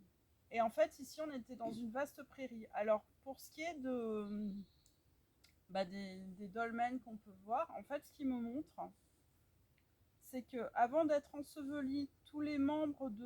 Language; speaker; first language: French; native; French